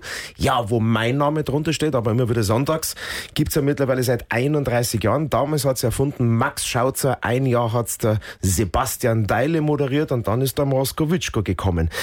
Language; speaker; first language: German; native; German